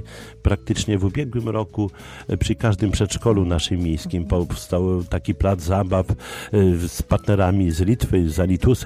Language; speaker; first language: Polish; native; Polish